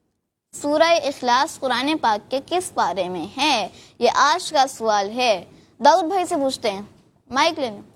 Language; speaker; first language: Urdu; native; Urdu